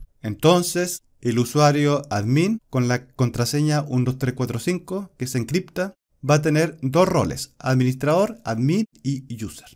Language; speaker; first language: Spanish; native; Spanish